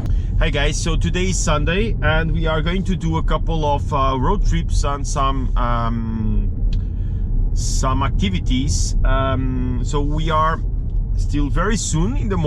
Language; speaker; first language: English; non-native, fluent; Portuguese